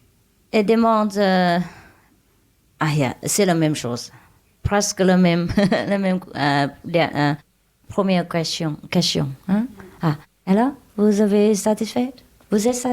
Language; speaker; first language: French; non-native, learner; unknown